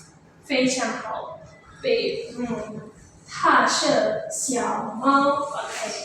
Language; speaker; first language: Chinese; non-native, fluent; Indonesian